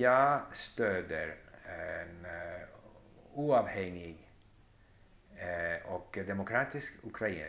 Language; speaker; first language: Swedish; non-native, fluent; English